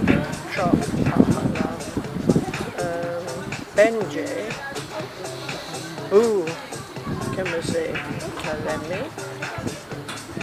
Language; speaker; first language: Turkish; non-native, learner; English